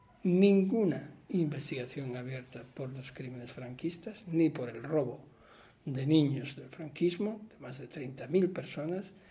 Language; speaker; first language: Spanish; native; Spanish